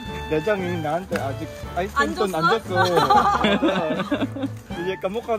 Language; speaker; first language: Korean; non-native, learner; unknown